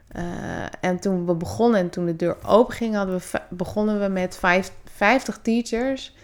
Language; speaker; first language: Dutch; native; Dutch